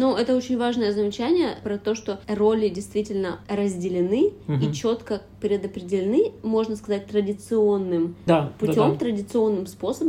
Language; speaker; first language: Russian; native; Russian